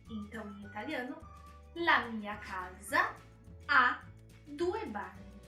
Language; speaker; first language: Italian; non-native, fluent; Portuguese